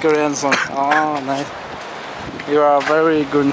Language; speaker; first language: English; non-native, learner; French